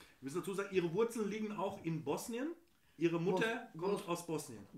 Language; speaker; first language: German; native; German